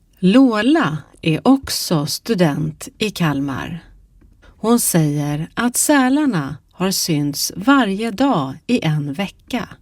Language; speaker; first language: Swedish; native; Swedish